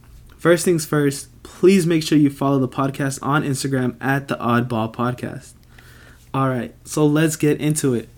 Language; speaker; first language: English; native; English